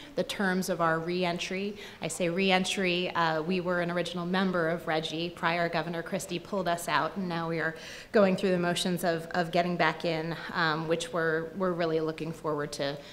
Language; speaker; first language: English; native; English